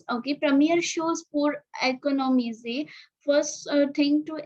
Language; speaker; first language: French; non-native, fluent; Hindi